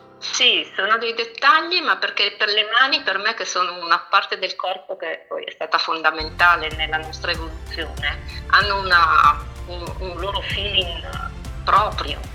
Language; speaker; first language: Italian; native; Italian